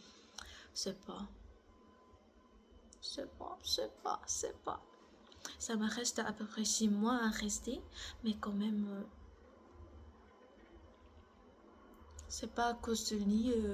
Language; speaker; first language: French; non-native, learner; Korean